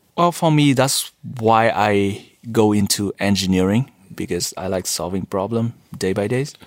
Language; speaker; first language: English; non-native, fluent; Vietnamese